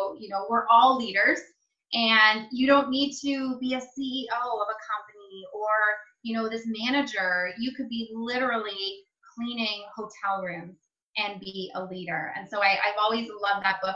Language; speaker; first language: English; native; English